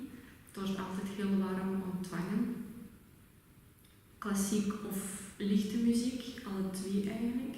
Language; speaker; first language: Dutch; non-native, fluent; Russian